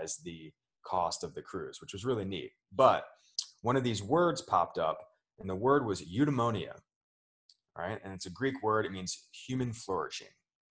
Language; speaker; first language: English; native; English